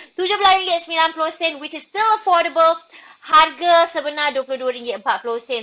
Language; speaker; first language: English; non-native, local second language; Malay